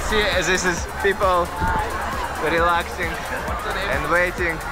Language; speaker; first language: English; non-native, learner; Russian